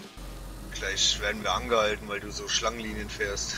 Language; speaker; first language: German; native; German